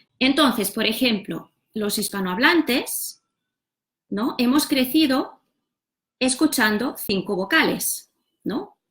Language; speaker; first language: Spanish; non-native, local second language; Catalan